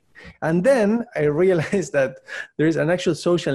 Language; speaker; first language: English; non-native, fluent; Spanish